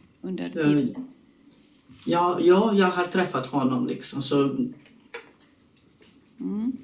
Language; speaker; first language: Swedish; non-native, learner; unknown